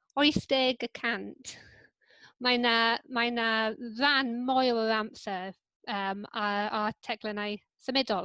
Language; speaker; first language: Welsh; non-native, local second language; English